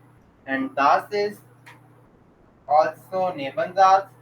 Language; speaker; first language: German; non-native, fluent; Urdu